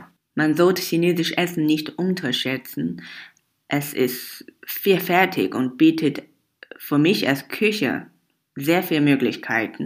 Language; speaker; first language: German; non-native, fluent; Chinese